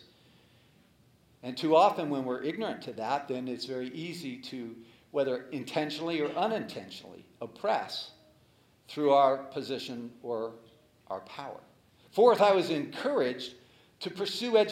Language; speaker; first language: English; native; English